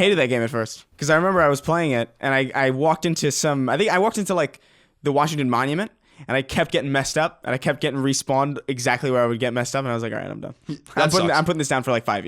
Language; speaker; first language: English; native; English